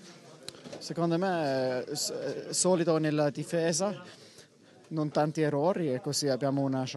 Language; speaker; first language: Italian; non-native, fluent; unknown